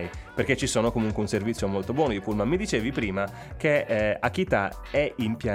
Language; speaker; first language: Italian; native; Italian